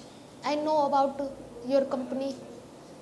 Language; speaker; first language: English; non-native, learner; Hindi